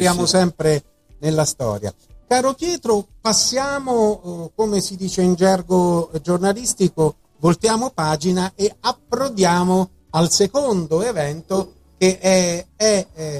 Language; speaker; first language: Italian; native; Italian